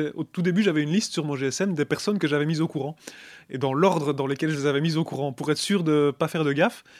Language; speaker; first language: French; native; French